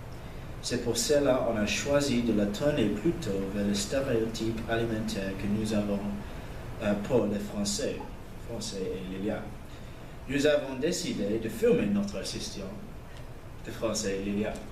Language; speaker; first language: French; non-native, learner; English